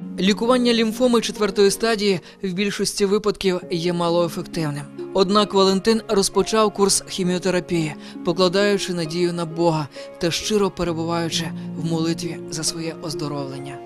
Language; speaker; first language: Ukrainian; native; Ukrainian